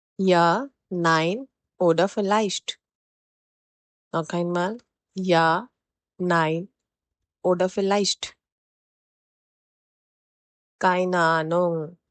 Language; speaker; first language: German; non-native, fluent; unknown